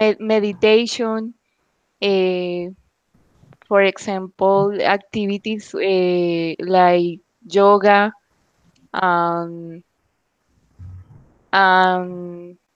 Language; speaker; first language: English; non-native, learner; Spanish